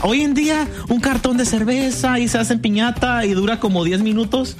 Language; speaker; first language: Spanish; early bilingual, heritage; Spanish